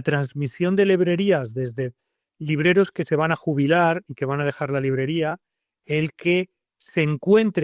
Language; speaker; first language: Spanish; native; Spanish